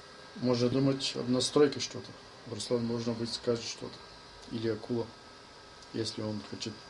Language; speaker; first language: Russian; non-native, learner; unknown